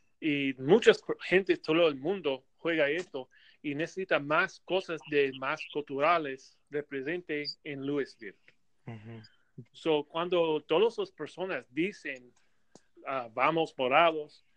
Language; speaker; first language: Spanish; non-native, learner; English